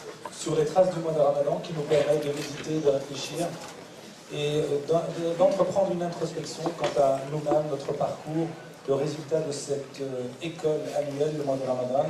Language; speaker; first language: French; native; French